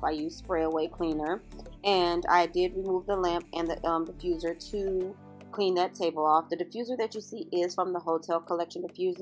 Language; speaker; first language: English; native; English